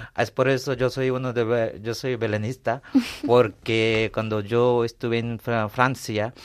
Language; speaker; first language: Spanish; non-native, fluent; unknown